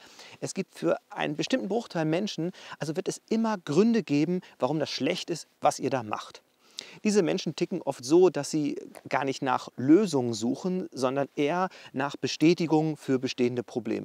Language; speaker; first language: German; native; German